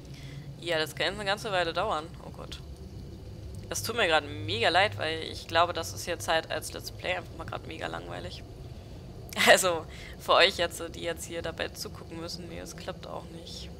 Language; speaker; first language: German; native; German